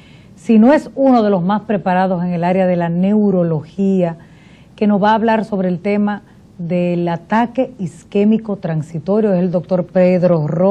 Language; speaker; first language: Spanish; native; Spanish